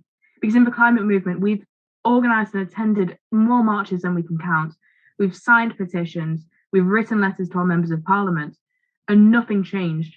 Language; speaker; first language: English; native; English